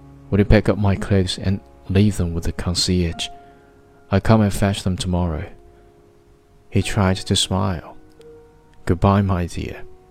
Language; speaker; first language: English; non-native, fluent; Chinese